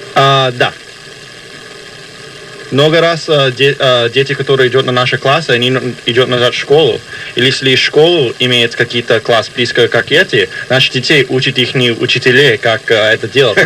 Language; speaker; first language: Russian; early bilingual, heritage; Russian